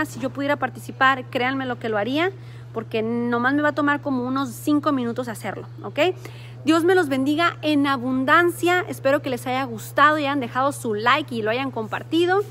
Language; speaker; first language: Spanish; native; Spanish